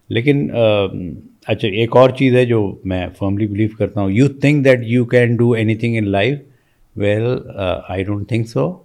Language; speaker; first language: Urdu; native; Urdu